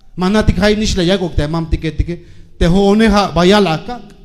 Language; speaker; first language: Spanish; non-native, local second language; Tzeltal